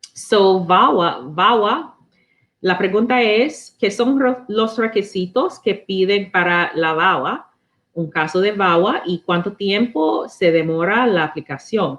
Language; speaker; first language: Spanish; non-native, learner; English